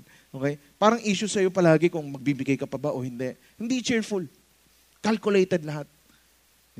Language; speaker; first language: Filipino; native; Filipino